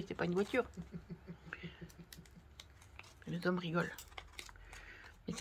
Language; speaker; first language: French; native; French